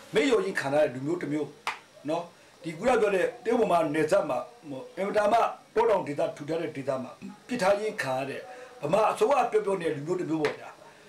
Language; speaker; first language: Burmese; non-native, local second language; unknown